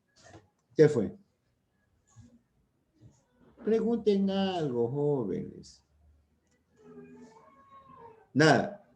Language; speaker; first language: Spanish; native; Spanish